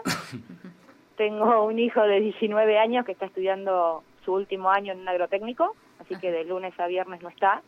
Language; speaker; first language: Spanish; native; Spanish